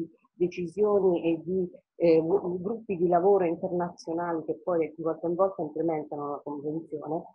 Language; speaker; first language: Italian; native; Italian